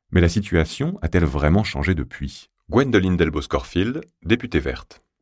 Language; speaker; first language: French; native; French